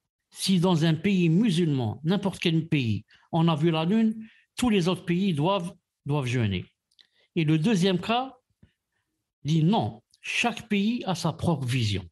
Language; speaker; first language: French; non-native, local second language; Arabic